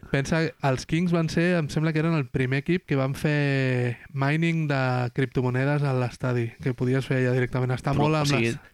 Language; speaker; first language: Catalan; non-native, local second language; Spanish